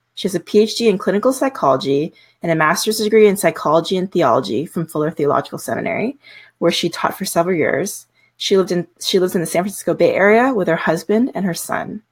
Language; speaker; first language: English; native; English